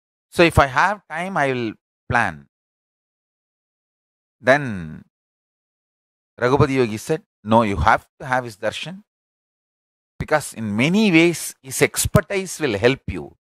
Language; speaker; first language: English; non-native, local second language; Tamil